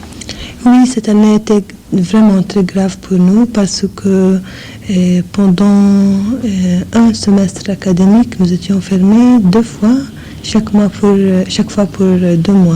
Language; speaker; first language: French; non-native, fluent; English